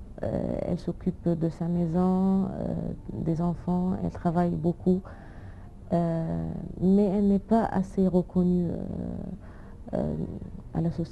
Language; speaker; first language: French; non-native, fluent; Arabic